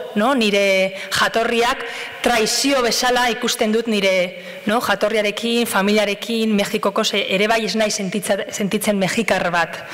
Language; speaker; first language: Basque; non-native, fluent; Spanish